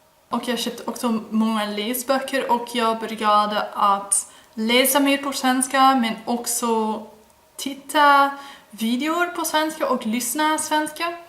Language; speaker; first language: Swedish; non-native, learner; Dutch